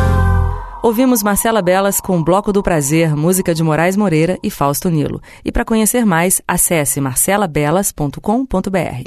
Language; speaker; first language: Portuguese; native; Portuguese